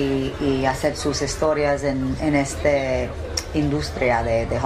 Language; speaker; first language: Spanish; early bilingual, heritage; English